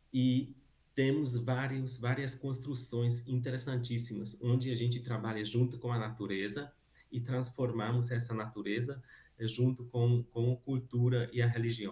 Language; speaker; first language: Portuguese; non-native, fluent; Hungarian